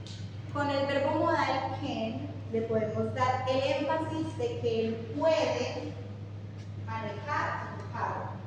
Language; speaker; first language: Spanish; non-native, fluent; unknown